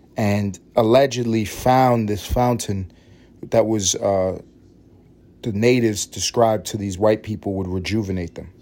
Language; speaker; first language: English; early bilingual, other home language; Spanish